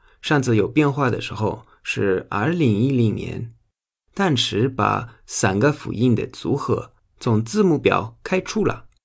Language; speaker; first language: Chinese; non-native, fluent; Spanish